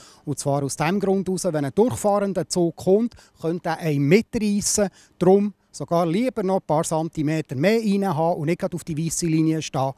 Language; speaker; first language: German; native; German